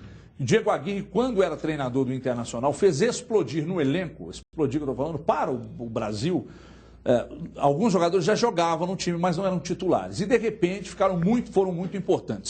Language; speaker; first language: Portuguese; native; Portuguese